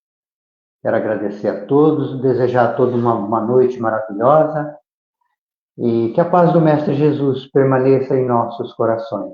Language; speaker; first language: Portuguese; native; Portuguese